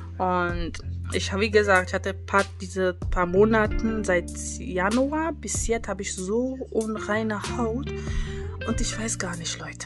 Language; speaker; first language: German; non-native, fluent; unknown